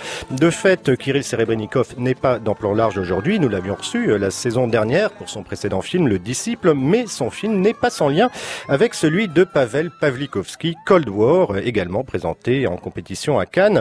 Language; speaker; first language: French; native; French